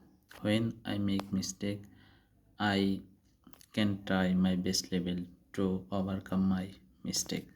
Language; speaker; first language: English; non-native, learner; Bangla